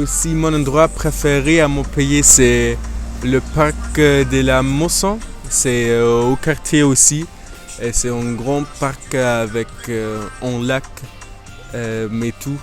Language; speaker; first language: French; non-native, fluent; German